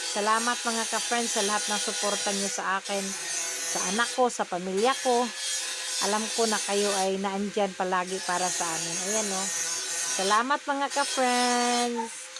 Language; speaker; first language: Filipino; non-native, local second language; Cebuano